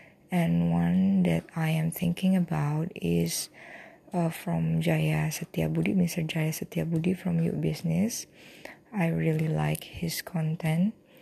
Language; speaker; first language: English; non-native, fluent; Indonesian